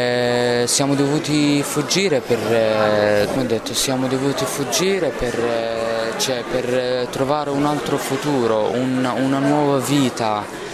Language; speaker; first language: Italian; non-native, learner; Arabic